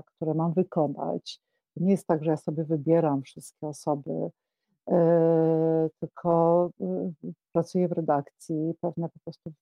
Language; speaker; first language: Polish; native; Polish